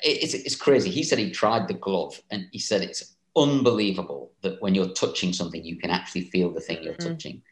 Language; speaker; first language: English; native; English